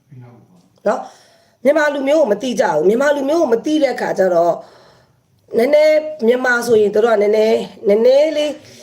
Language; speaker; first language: Burmese; native; Burmese